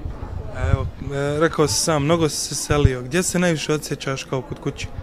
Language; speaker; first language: Croatian; native; Croatian